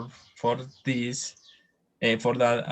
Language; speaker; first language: English; non-native, learner; Spanish